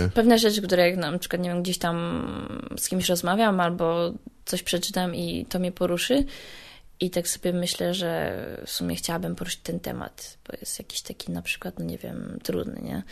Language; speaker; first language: Polish; native; Polish